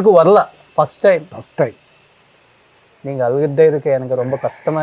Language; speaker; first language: Tamil; non-native, learner; Telugu